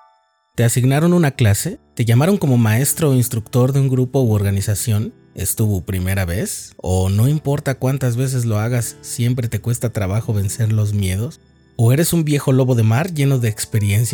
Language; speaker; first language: Spanish; native; Spanish